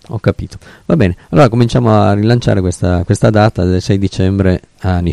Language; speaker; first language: Italian; native; Italian